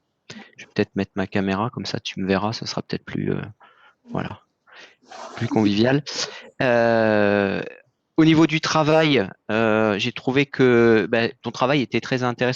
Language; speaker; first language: French; native; French